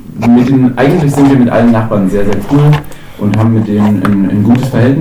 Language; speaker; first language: German; native; German